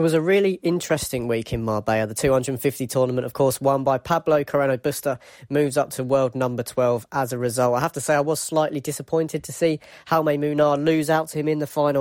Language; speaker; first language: English; native; English